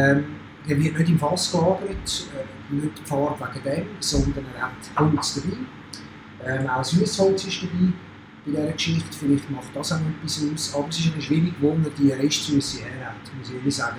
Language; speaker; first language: German; native; German